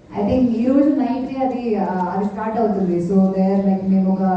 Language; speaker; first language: Telugu; non-native, fluent; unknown